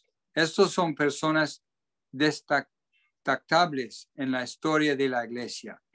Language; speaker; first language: Spanish; non-native, fluent; English